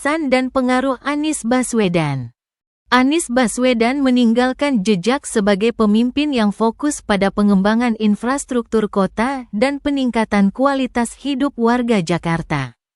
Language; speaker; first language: Indonesian; native; Indonesian